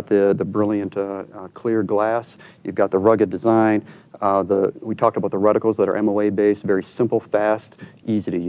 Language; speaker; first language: English; native; English